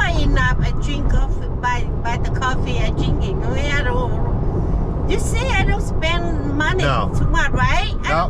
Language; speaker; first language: English; non-native, learner; Vietnamese